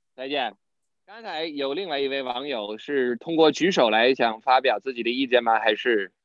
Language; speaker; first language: Chinese; non-native, fluent; English